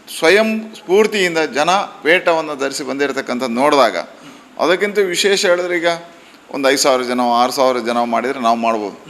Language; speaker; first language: Kannada; non-native, local second language; Tulu